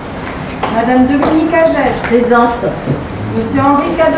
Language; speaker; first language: French; native; French